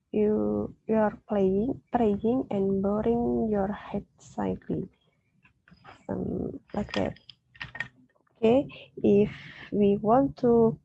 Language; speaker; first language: English; non-native, learner; Indonesian